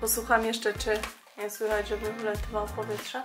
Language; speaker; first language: Polish; native; Polish